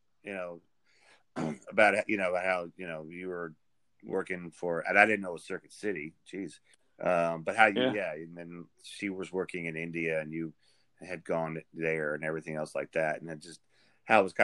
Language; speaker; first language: English; native; English